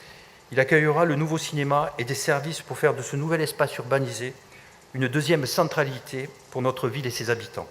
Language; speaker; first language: French; native; French